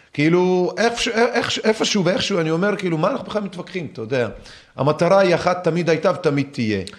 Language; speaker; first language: Hebrew; early bilingual, other home language; Russian